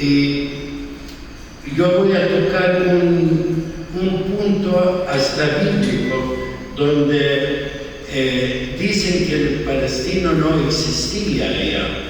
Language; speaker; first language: Spanish; non-native, fluent; Arabic